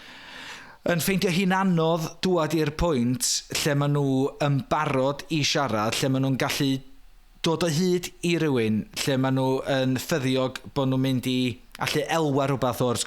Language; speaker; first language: Welsh; native; Welsh